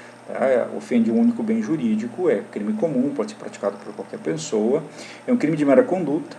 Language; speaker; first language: Portuguese; native; Portuguese